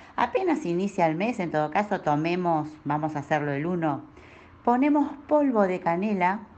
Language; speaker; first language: Spanish; native; Spanish